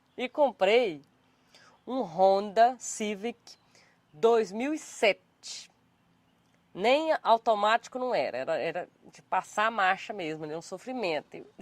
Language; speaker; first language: Portuguese; native; Portuguese